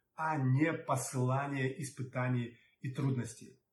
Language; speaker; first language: Russian; native; Russian